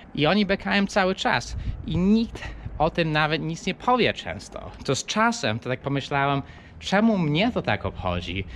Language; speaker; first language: Polish; early bilingual, heritage; English